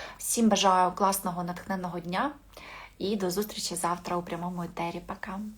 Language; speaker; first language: Ukrainian; non-native, local second language; Russian